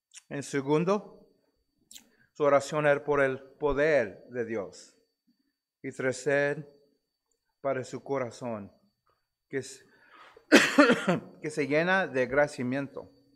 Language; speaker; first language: Spanish; non-native, fluent; English